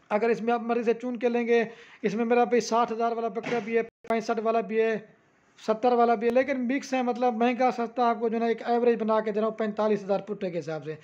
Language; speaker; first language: Urdu; non-native, local second language; Saraiki